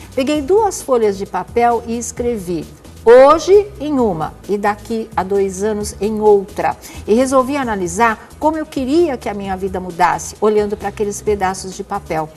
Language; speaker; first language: Portuguese; native; Portuguese